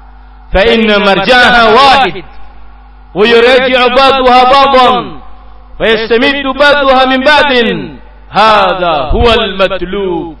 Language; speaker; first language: Arabic; non-native, fluent; Indonesian